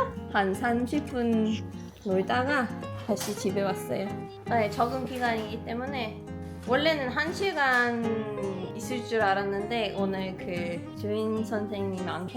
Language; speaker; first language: Korean; non-native, fluent; Swedish